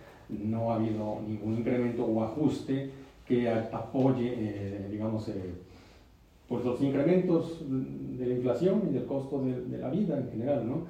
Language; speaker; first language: Spanish; native; Spanish